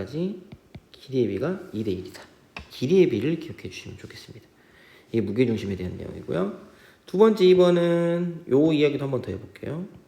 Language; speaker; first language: Korean; native; Korean